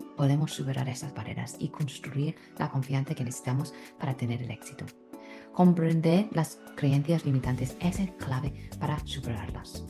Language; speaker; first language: Spanish; non-native, fluent; Chinese